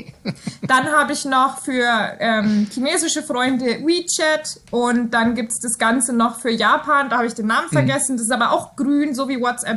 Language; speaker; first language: German; native; German